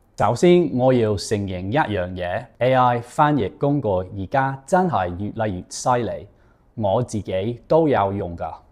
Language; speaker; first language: Cantonese; non-native, fluent; English